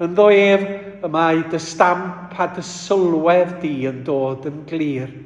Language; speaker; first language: Welsh; native; Welsh